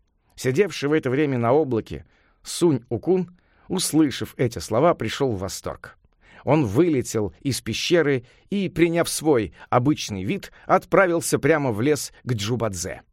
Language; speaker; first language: Russian; native; Russian